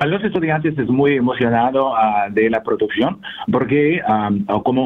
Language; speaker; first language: Spanish; non-native, learner; English